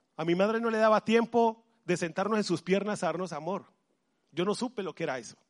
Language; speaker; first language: Spanish; native; Spanish